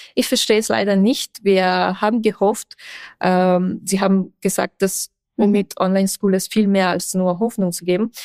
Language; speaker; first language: German; non-native, fluent; Persian